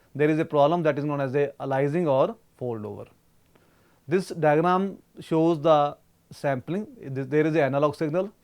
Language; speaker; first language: English; non-native, local second language; Punjabi